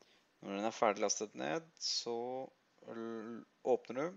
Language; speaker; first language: Norwegian; native; Norwegian